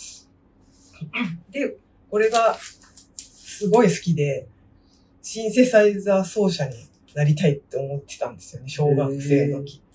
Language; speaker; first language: Japanese; native; Japanese